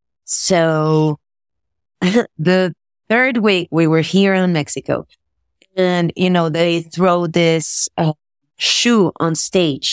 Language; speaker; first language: English; non-native, fluent; Spanish